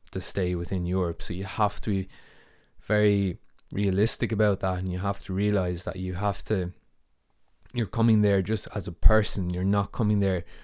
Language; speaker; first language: English; native; English